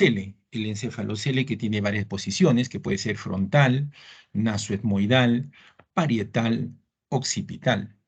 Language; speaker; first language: Spanish; native; Spanish